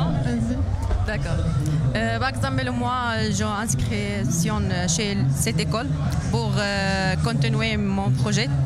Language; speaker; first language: French; non-native, learner; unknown